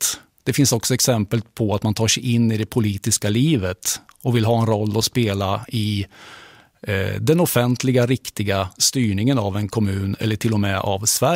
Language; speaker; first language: Swedish; native; Swedish